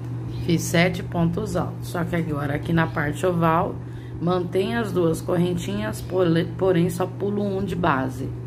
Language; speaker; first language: Portuguese; native; Portuguese